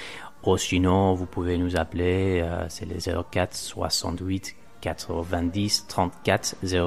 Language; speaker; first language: French; non-native, fluent; Spanish